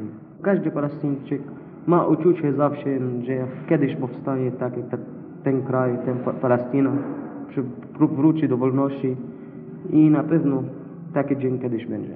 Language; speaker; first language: Polish; non-native, learner; Arabic